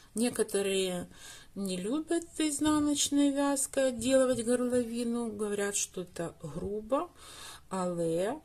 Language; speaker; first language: Russian; non-native, local second language; Ukrainian